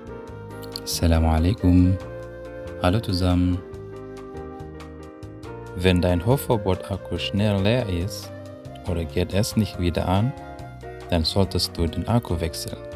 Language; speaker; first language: German; non-native, fluent; Indonesian